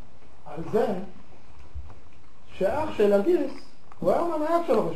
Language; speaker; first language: Hebrew; native; Hebrew